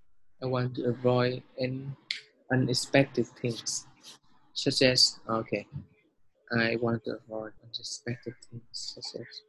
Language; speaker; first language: English; non-native, learner; Vietnamese